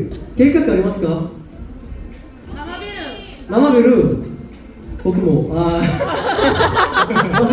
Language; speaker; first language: Japanese; non-native, learner; Korean